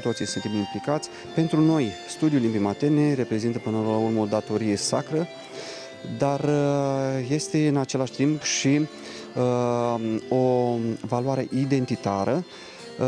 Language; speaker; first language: Romanian; non-native, local second language; Russian